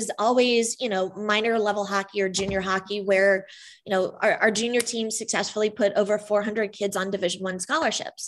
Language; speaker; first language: English; native; English